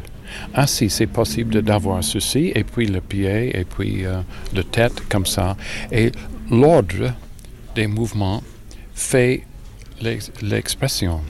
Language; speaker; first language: French; non-native, learner; English